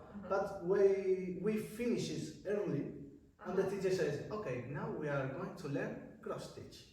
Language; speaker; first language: English; non-native, learner; Spanish